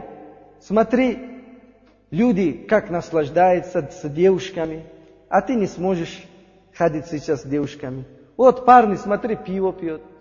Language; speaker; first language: Russian; non-native, learner; Uzbek